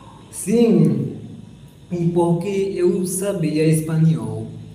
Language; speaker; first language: Portuguese; non-native, learner; Hindi